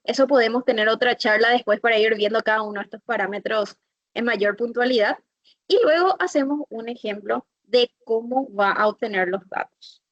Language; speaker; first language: Spanish; native; Spanish